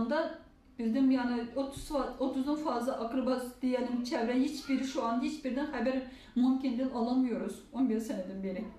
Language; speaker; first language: Turkish; non-native, learner; Uyghur